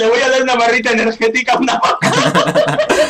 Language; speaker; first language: Spanish; native; Spanish